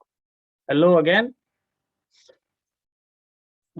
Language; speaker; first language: English; non-native, learner; Italian